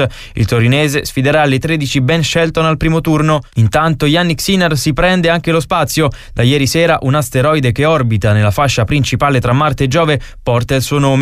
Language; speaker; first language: Italian; native; Italian